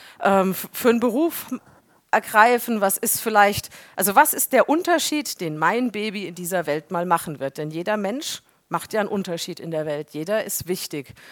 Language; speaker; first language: German; native; German